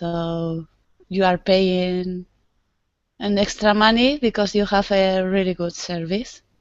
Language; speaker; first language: English; non-native, learner; Spanish